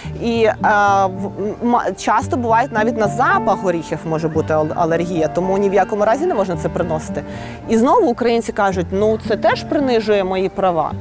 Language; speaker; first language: Ukrainian; native; Ukrainian